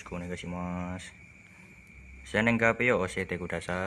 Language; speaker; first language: Japanese; non-native, learner; Indonesian